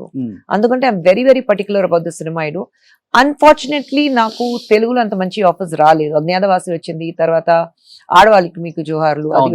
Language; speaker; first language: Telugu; non-native, local second language; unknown